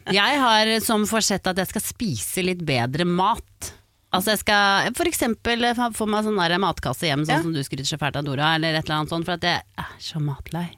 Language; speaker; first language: Norwegian; native; Norwegian